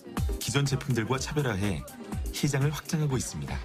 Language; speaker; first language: Korean; native; Korean